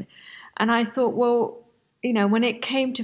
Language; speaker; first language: English; non-native, local second language; Bangla